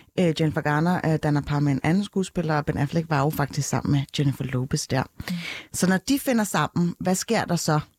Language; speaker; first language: Danish; early bilingual, other home language; Arabic